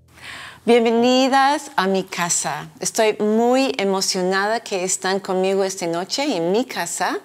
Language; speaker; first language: Spanish; non-native, fluent; English